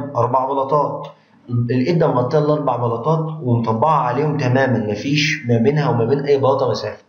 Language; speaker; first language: Arabic; native; Arabic